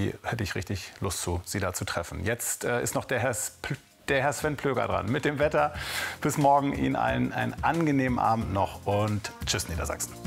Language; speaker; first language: German; native; German